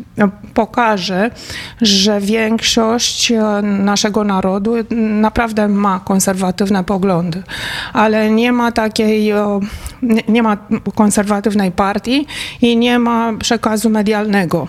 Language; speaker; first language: Polish; non-native, fluent; Romanian